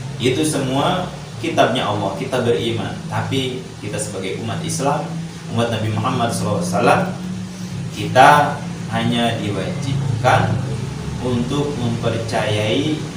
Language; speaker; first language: Indonesian; native; Indonesian